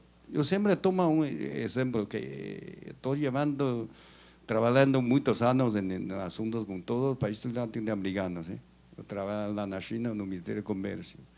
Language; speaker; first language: Portuguese; non-native, learner; Chinese